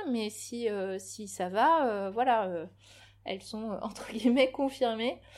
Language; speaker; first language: French; early bilingual, other home language; Portuguese